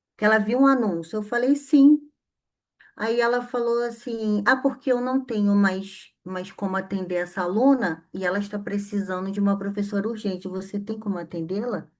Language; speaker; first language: Portuguese; native; Portuguese